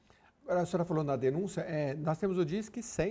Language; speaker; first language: Portuguese; native; Portuguese